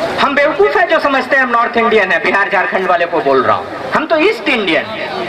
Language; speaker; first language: Hindi; non-native, local second language; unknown